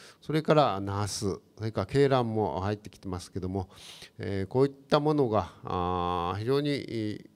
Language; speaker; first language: Japanese; native; Japanese